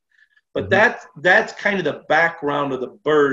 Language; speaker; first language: English; native; English